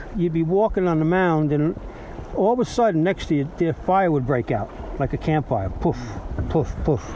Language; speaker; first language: English; native; English